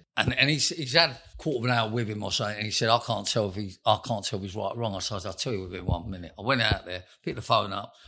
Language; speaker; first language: English; native; English